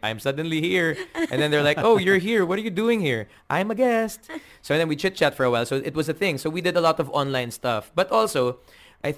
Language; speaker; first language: English; non-native, local second language; Filipino